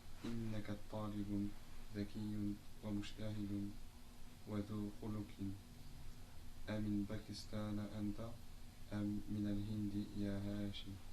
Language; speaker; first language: Arabic; non-native, learner; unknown